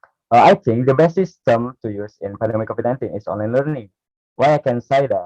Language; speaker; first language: English; non-native, learner; Indonesian